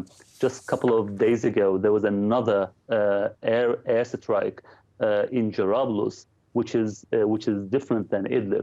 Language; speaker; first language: English; non-native, fluent; Turkish